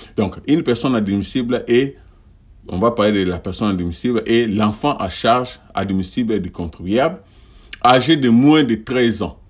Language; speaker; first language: French; non-native, local second language; Lingala